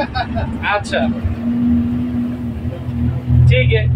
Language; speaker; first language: Hindi; non-native, learner; Bangla